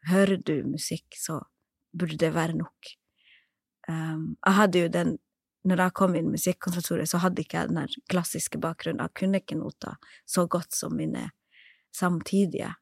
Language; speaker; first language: Norwegian; early bilingual, other home language; Somali